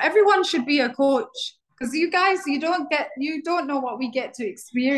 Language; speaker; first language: English; native; English